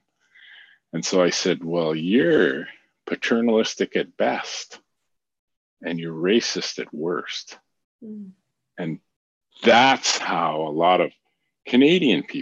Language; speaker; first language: English; native; English